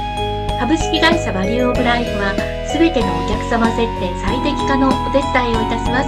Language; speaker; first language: Japanese; native; Japanese